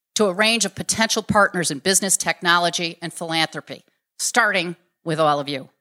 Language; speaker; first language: English; native; English